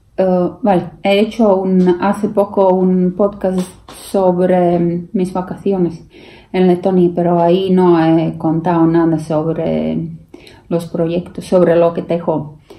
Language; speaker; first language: Spanish; non-native, fluent; Latvian